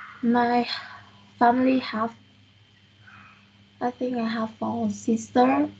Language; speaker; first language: English; non-native, learner; Vietnamese